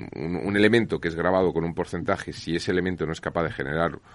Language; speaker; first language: Spanish; non-native, local second language; Catalan